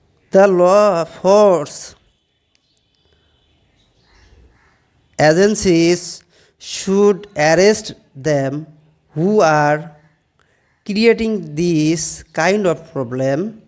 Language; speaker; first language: English; non-native, local second language; Bangla